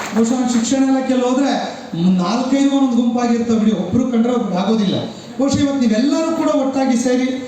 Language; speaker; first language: Kannada; native; Kannada